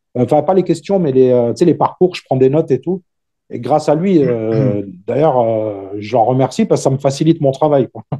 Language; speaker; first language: French; native; French